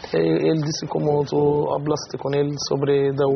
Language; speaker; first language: Spanish; non-native, fluent; Arabic